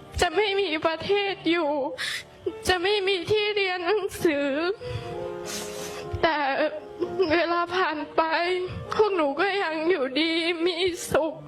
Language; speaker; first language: Thai; non-native, local second language; Hmong